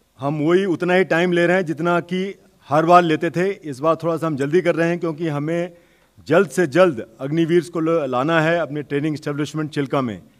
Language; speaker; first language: Hindi; native; Hindi